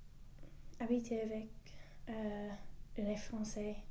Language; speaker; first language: French; non-native, learner; English